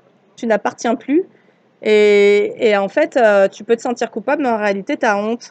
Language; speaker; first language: French; native; French